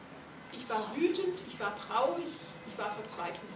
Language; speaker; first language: German; non-native, fluent; Hungarian